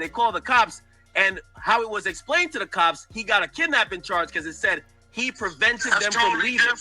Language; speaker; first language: English; native; English